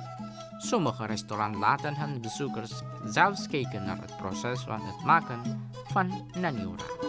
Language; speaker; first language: Dutch; non-native, fluent; Indonesian